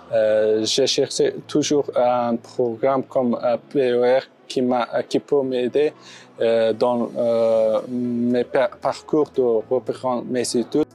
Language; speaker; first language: French; non-native, fluent; Persian